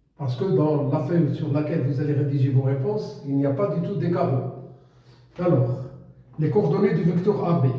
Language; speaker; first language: French; non-native, local second language; Arabic